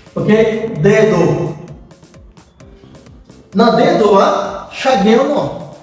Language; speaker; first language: Portuguese; non-native, local second language; Haitian Creole